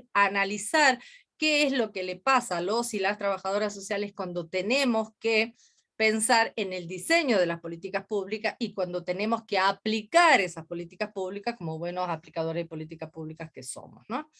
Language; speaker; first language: Spanish; native; Spanish